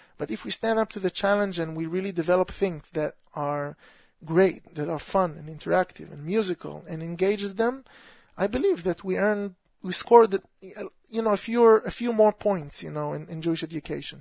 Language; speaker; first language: English; non-native, fluent; Hebrew